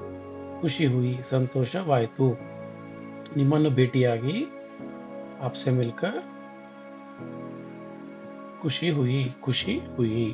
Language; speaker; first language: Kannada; non-native, local second language; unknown